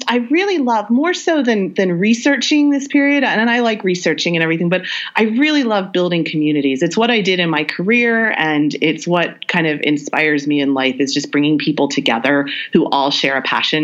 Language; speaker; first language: English; native; English